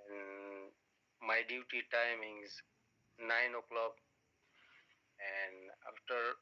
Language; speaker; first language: English; non-native, learner; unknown